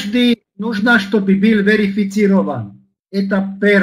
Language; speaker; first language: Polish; non-native, learner; Slovak